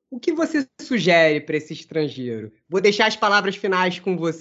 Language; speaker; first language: Portuguese; native; Portuguese